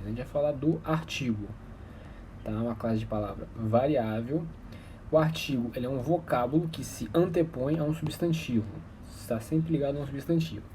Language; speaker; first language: Portuguese; native; Portuguese